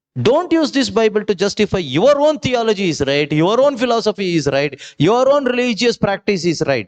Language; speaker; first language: English; non-native, local second language; Kannada